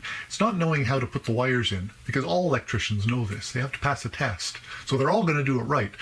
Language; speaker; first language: English; native; English